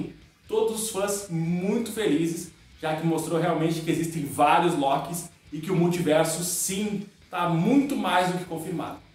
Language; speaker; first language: Portuguese; native; Portuguese